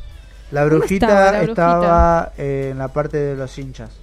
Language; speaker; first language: Spanish; native; Spanish